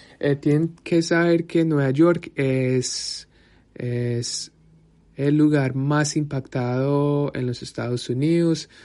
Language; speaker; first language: Spanish; early bilingual, heritage; Spanish